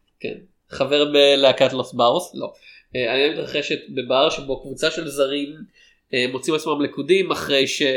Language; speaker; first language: Hebrew; native; Hebrew